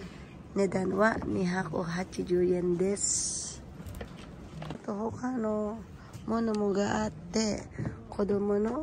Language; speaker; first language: Japanese; non-native, fluent; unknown